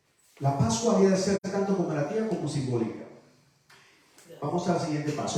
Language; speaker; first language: Spanish; native; Spanish